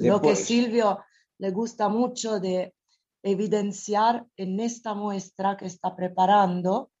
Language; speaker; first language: Spanish; non-native, fluent; Italian